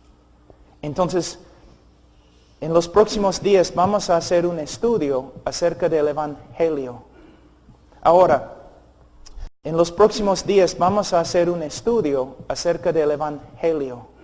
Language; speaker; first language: Spanish; non-native, fluent; English